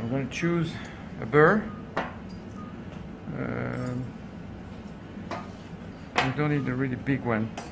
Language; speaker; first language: English; non-native, fluent; French